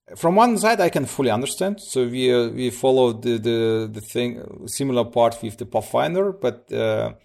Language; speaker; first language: English; early bilingual, other home language; Russian